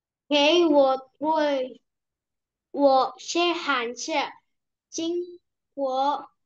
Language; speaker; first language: Chinese; non-native, learner; Indonesian